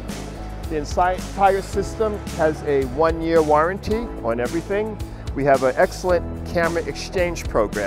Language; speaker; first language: English; native; English